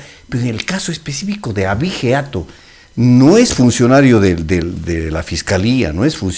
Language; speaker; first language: Spanish; native; Spanish